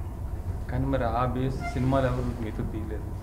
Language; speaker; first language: Telugu; native; Telugu